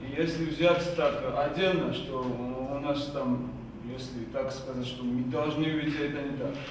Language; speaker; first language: Russian; non-native, fluent; Georgian